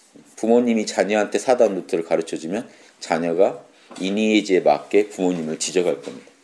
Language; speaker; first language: Korean; native; Korean